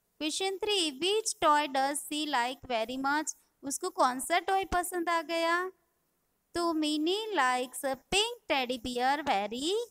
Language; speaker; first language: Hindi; non-native, local second language; Gujarati